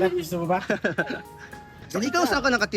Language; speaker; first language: Filipino; non-native, fluent; Japanese